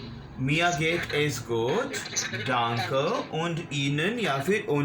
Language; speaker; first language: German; non-native, learner; Hindi